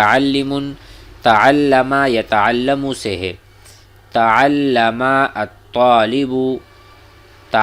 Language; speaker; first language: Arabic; non-native, fluent; Urdu